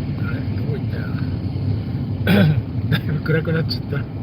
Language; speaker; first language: Japanese; native; Japanese